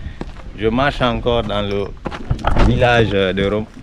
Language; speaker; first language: French; non-native, local second language; Susu